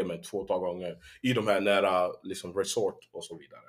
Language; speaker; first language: Swedish; early bilingual, heritage; Swedish